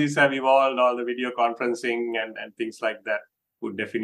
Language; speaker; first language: English; non-native, local second language; Sinhala